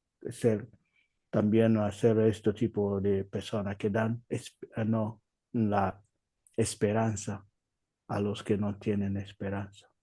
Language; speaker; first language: Spanish; non-native, learner; Igbo